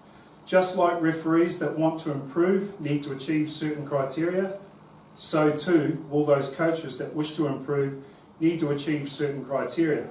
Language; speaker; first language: English; native; English